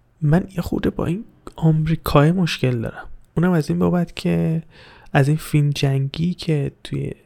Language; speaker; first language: Persian; native; Persian